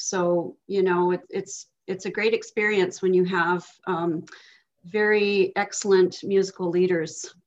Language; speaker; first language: English; native; English